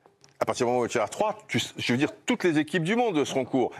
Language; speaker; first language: French; native; French